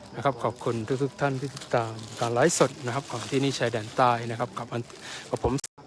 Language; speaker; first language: Thai; non-native, local second language; Malay